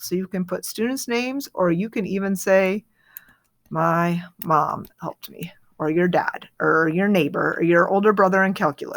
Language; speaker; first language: English; native; English